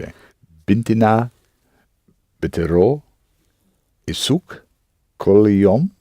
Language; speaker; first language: Arabic; non-native, learner; English